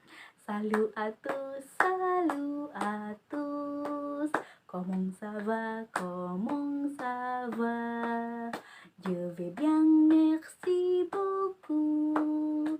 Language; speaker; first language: French; non-native, learner; Indonesian